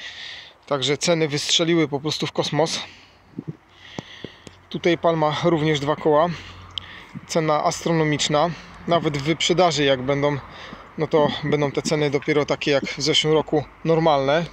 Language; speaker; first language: Polish; native; Polish